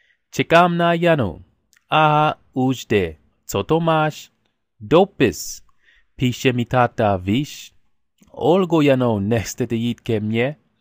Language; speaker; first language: Czech; non-native, learner; English